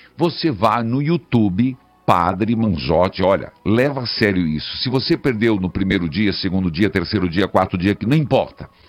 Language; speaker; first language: Portuguese; native; Portuguese